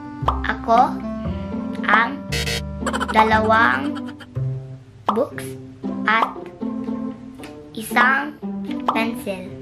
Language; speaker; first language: Filipino; early bilingual, heritage; Filipino